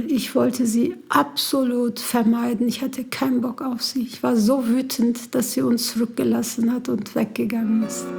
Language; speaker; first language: German; early bilingual, other home language; Kurdish